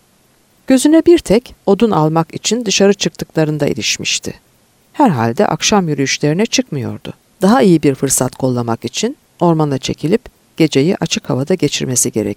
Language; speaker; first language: Turkish; native; Turkish